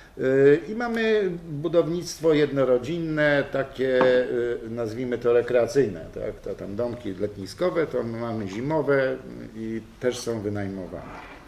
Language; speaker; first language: Polish; native; Polish